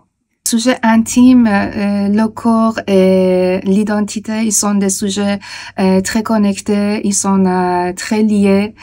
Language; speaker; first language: French; non-native, fluent; Persian